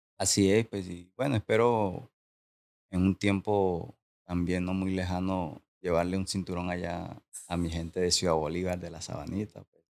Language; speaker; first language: Spanish; native; Spanish